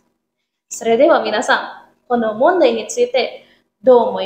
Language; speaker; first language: Japanese; non-native, learner; Indonesian